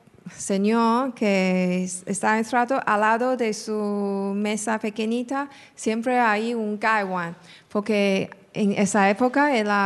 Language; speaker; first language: Spanish; non-native, fluent; Chinese